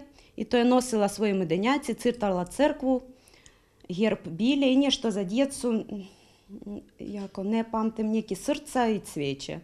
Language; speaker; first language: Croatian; non-native, learner; Ukrainian